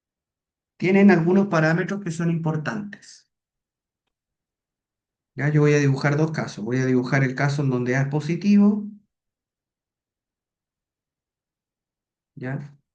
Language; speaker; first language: Spanish; native; Spanish